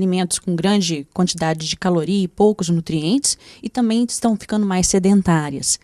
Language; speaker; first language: Portuguese; native; Portuguese